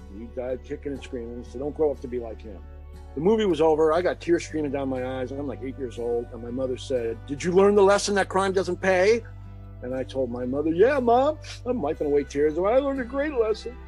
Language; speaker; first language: English; native; English